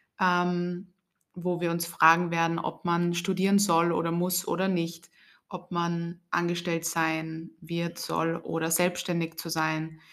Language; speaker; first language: German; native; German